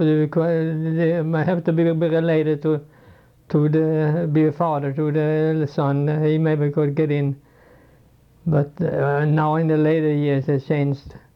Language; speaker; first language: English; non-native, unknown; Swedish